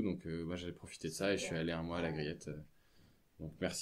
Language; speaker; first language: French; native; French